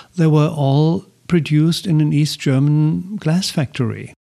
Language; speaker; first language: English; non-native, fluent; German